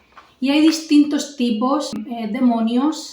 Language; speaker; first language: Spanish; native; Spanish